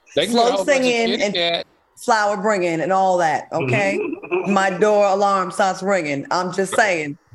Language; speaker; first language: English; native; English